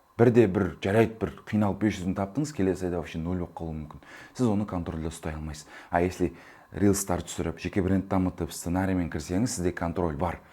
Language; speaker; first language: Kazakh; early bilingual, heritage; Kazakh